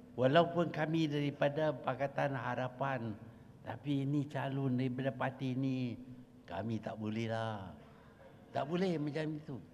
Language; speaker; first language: Malay; native; Malay